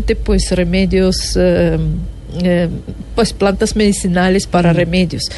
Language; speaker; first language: Spanish; non-native, fluent; Russian